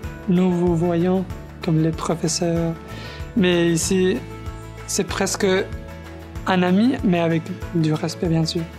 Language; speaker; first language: French; non-native, learner; Spanish